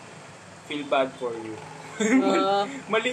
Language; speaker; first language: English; non-native, learner; Filipino